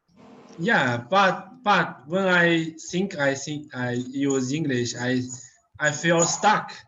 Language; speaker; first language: English; non-native, learner; Chinese